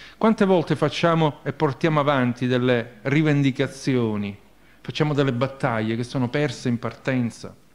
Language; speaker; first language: Italian; native; Italian